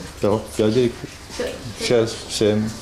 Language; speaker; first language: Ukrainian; non-native, learner; Czech